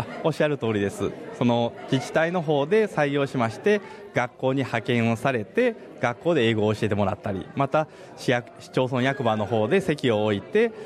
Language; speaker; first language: Japanese; native; Japanese